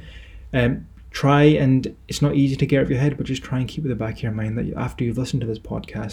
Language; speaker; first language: English; native; English